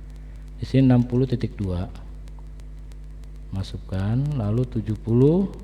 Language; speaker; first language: Indonesian; native; Indonesian